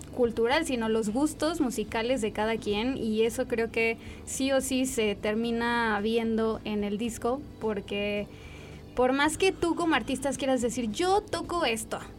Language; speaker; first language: Spanish; native; Spanish